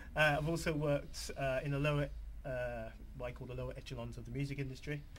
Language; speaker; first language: English; native; English